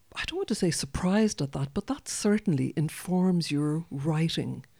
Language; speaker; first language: English; non-native, local second language; Irish